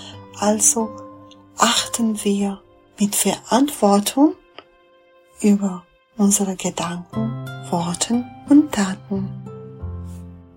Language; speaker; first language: German; non-native, fluent; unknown